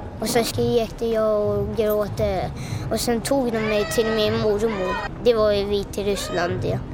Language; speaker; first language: Swedish; early bilingual, other home language; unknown